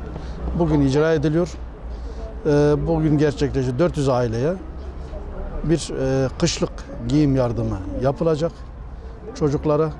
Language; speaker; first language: Turkish; native; Turkish